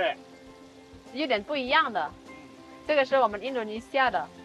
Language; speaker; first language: Chinese; non-native, fluent; Indonesian